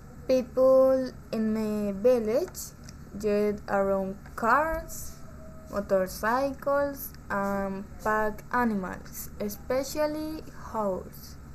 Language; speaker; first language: English; non-native, learner; Spanish